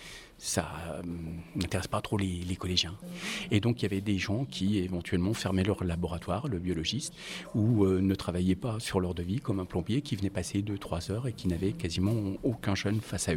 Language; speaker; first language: French; native; French